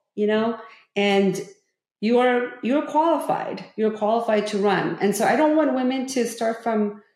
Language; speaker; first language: English; early bilingual, other home language; Korean